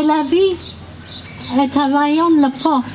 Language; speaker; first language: Hebrew; non-native, fluent; English